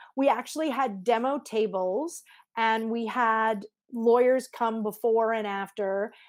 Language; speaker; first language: English; native; English